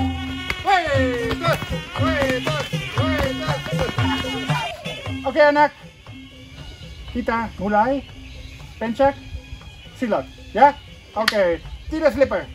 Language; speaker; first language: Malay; non-native, learner; Dutch